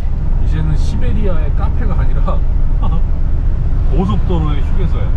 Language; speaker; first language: Korean; native; Korean